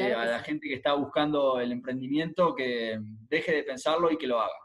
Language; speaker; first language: Spanish; native; Spanish